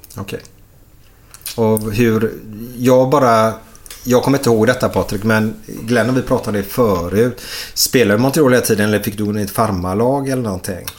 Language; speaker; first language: Swedish; native; Swedish